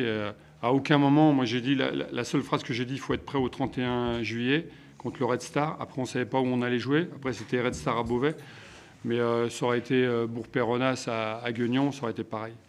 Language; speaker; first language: French; native; French